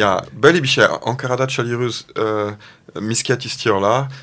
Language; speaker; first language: Turkish; non-native, fluent; French